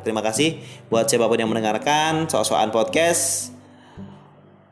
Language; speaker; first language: Indonesian; native; Indonesian